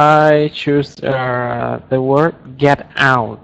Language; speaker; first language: English; non-native, learner; Vietnamese